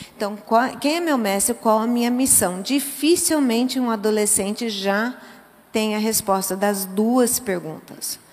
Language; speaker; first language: Portuguese; early bilingual, other home language; English